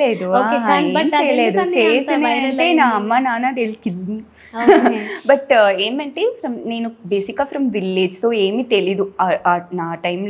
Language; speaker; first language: Telugu; non-native, learner; Tamil